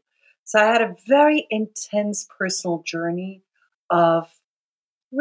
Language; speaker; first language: English; native; English